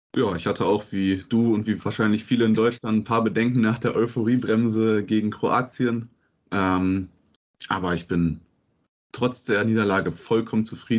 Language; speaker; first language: German; native; German